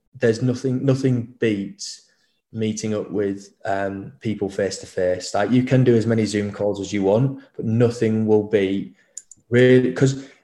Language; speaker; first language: English; native; English